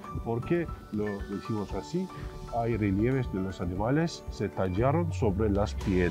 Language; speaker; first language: Spanish; non-native, fluent; Turkish